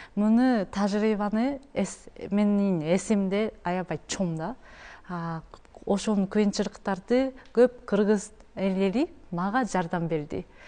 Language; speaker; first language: Kyrgyz; non-native, learner; Japanese